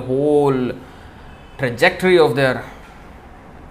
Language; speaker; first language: English; non-native, local second language; Telugu